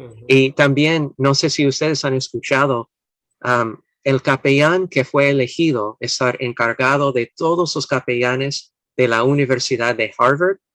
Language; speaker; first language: Spanish; non-native, fluent; English